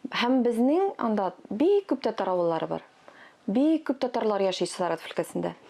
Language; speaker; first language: Tatar; non-native, local second language; Russian